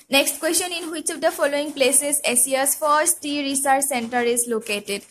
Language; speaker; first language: English; non-native, local second language; Assamese